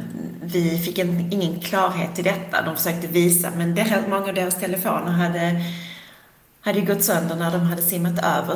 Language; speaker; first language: Swedish; native; Swedish